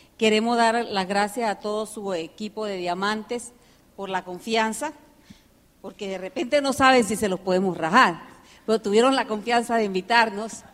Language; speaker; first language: Spanish; early bilingual, heritage; Spanish